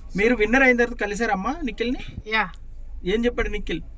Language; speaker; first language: Telugu; native; Telugu